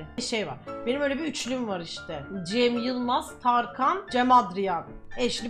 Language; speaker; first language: Turkish; native; Turkish